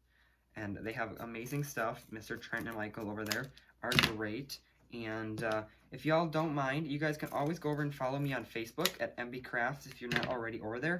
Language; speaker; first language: English; native; English